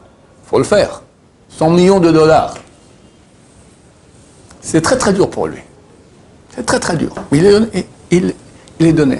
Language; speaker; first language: French; native; French